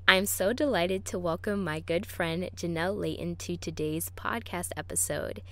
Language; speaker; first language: English; native; English